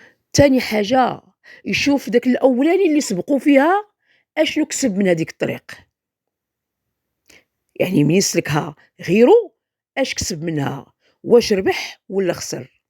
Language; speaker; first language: Arabic; native; Arabic